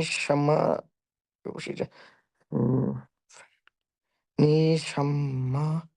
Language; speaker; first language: Chinese; non-native, learner; Bangla